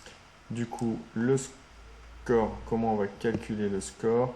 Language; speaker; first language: French; native; French